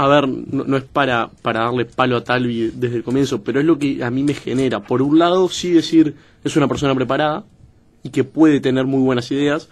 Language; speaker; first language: Spanish; native; Spanish